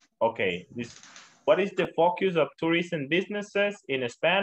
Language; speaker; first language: English; non-native, learner; Spanish